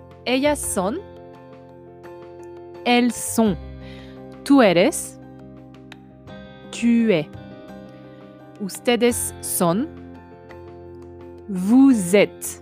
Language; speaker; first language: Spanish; non-native, fluent; French